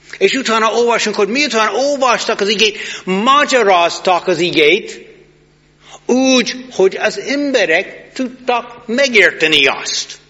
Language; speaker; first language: Hungarian; non-native, fluent; English